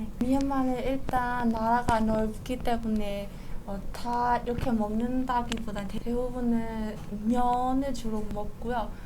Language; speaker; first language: Korean; non-native, fluent; Burmese